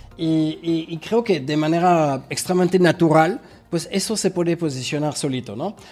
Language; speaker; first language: Spanish; non-native, fluent; French